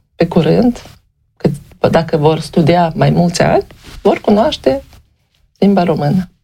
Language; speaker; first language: Romanian; native; Romanian